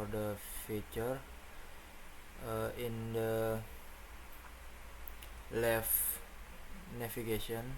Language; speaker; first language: English; non-native, learner; Indonesian